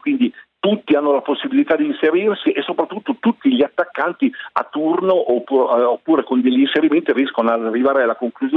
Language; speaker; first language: Italian; native; Italian